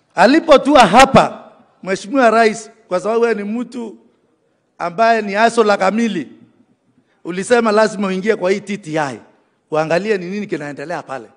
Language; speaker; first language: Swahili; native; Swahili